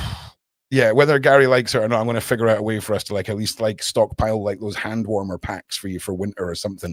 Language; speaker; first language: English; native; English